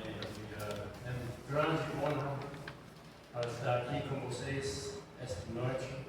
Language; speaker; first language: Portuguese; non-native, fluent; English